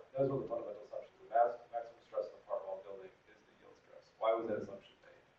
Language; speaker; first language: English; native; English